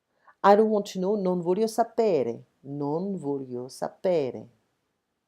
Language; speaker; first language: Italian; non-native, fluent; French